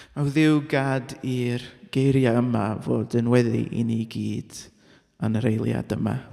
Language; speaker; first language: Welsh; non-native, local second language; English